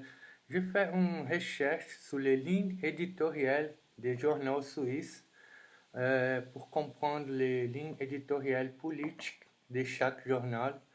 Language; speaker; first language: French; non-native, fluent; Portuguese